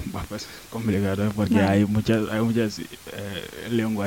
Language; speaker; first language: Spanish; non-native, learner; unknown